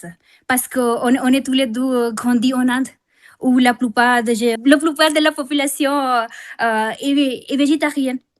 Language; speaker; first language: French; non-native, fluent; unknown